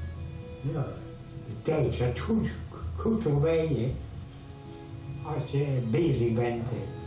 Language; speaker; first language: Dutch; non-native, local second language; Limburgish